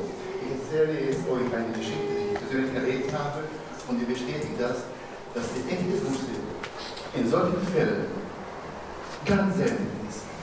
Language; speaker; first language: German; non-native, fluent; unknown